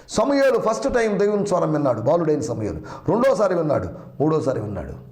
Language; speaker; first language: Telugu; non-native, local second language; Malayalam